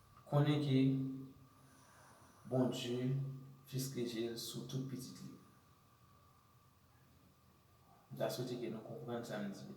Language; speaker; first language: French; non-native, learner; Haitian Creole